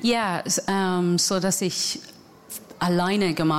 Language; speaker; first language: German; non-native, fluent; English